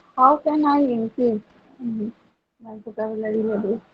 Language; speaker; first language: English; non-native, learner; Bangla